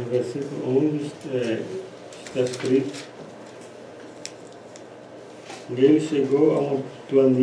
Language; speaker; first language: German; non-native, fluent; Portuguese